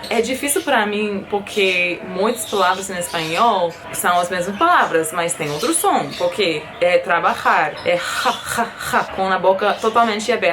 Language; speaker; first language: Portuguese; non-native, fluent; English